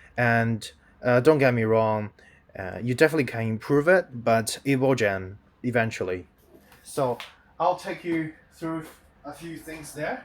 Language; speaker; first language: English; non-native, fluent; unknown